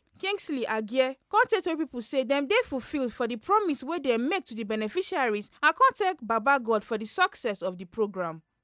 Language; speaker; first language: Nigerian Pidgin; native; Nigerian Pidgin